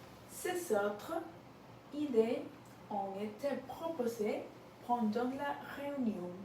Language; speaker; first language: French; non-native, learner; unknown